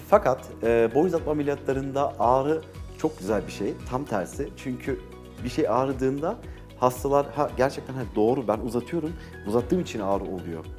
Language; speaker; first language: Turkish; early bilingual, heritage; Turkish